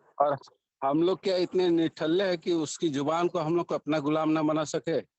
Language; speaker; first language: Hindi; native; Hindi